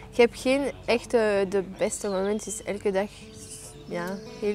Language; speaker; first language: Dutch; non-native, local second language; French